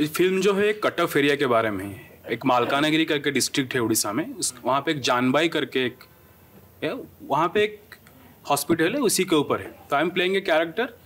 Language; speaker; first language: Hindi; non-native, local second language; Odia